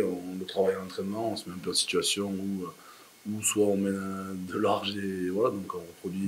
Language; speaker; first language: French; native; French